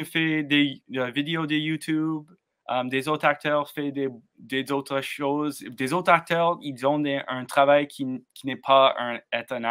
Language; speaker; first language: French; non-native, learner; English